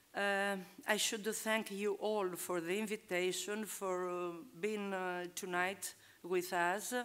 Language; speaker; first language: English; non-native, fluent; Greek